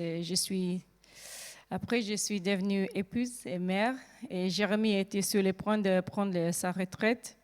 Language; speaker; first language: French; non-native, learner; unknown